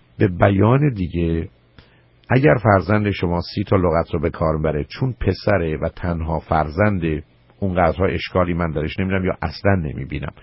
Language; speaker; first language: Persian; native; Persian